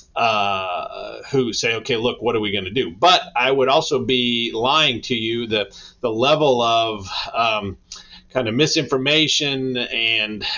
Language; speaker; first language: English; native; English